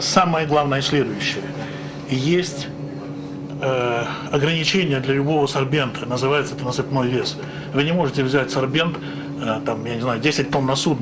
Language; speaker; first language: Russian; native; Russian